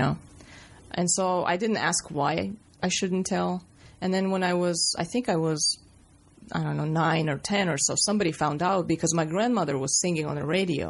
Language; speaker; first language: English; non-native, fluent; Russian